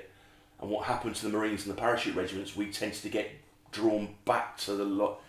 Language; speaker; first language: English; native; English